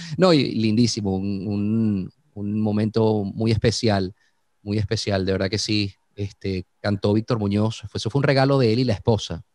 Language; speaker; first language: Spanish; native; Spanish